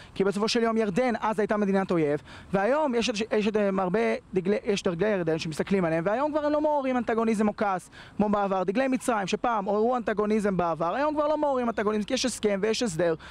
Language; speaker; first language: Hebrew; native; Hebrew